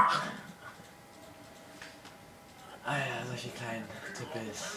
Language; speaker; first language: German; native; German